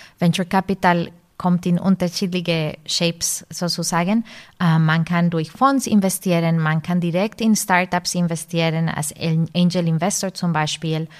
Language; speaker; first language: German; non-native, fluent; Spanish